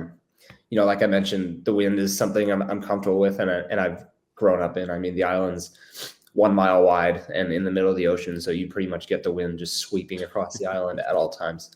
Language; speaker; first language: English; native; English